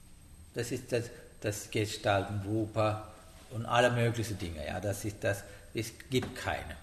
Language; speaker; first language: German; non-native, learner; Sinhala